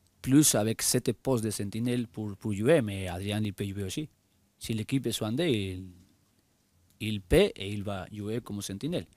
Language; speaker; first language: French; non-native, learner; Spanish